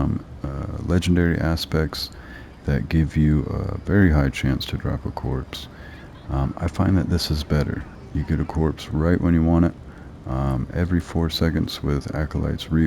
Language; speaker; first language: English; native; English